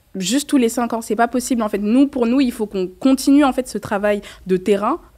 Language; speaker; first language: French; native; French